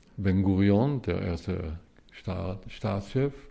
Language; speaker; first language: German; early bilingual, heritage; Hebrew